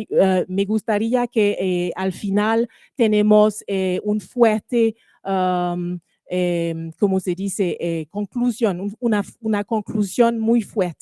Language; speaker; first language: Spanish; non-native, learner; French